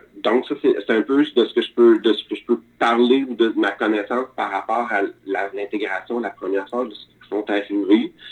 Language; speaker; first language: French; native; French